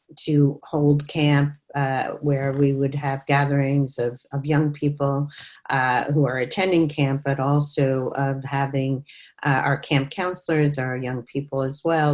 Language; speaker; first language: English; native; English